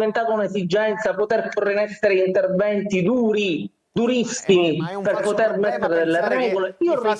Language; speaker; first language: Italian; native; Italian